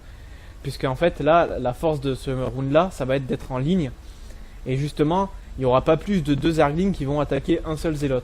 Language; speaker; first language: French; native; French